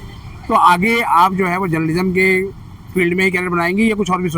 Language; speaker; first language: Hindi; native; Hindi